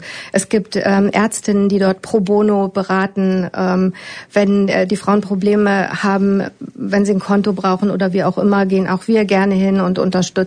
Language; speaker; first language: German; native; German